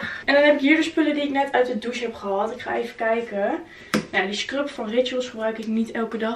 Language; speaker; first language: Dutch; native; Dutch